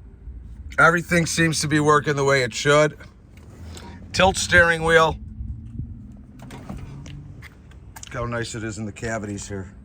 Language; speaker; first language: English; native; English